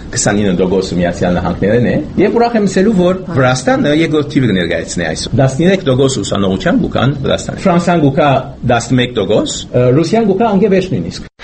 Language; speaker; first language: Armenian; early bilingual, heritage; Armenian